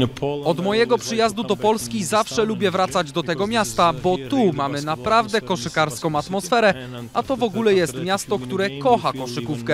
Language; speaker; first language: Polish; non-native, fluent; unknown